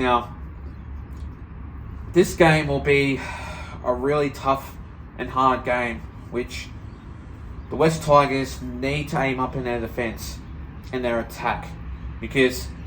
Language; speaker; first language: English; native; English